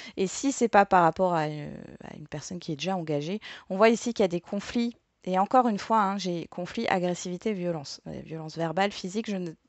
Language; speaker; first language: French; native; French